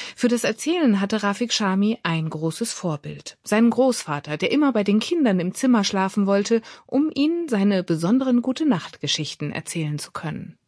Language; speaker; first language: German; native; German